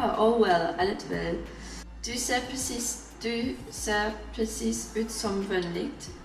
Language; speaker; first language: Swedish; non-native, learner; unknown